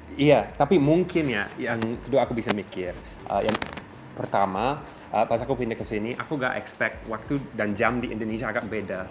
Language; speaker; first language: Indonesian; non-native, fluent; English